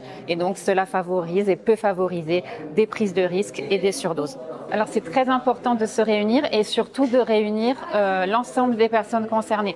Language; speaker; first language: French; native; French